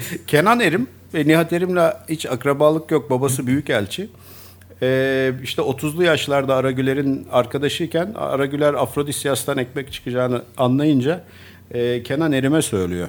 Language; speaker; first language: Turkish; native; Turkish